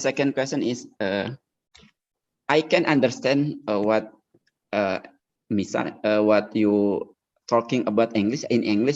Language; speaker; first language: English; non-native, learner; Indonesian